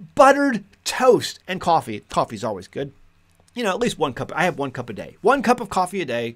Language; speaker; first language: English; native; English